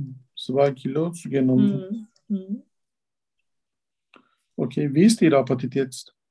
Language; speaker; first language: German; non-native, learner; Turkish